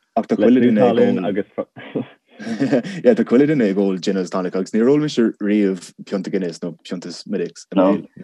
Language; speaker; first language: Irish; non-native, local second language; English